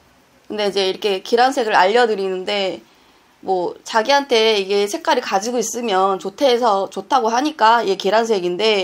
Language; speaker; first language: Korean; native; Korean